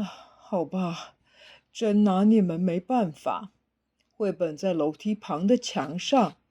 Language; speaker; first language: Chinese; native; Chinese